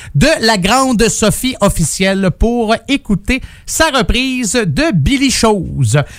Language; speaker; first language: French; native; French